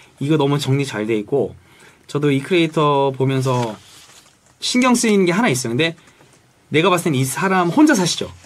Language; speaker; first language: Korean; early bilingual, heritage; Korean